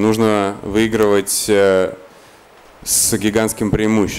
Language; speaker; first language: Russian; native; Russian